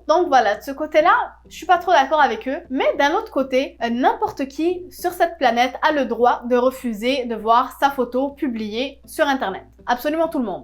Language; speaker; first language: French; native; French